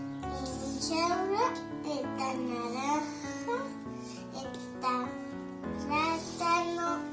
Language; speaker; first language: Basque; non-native, local second language; Spanish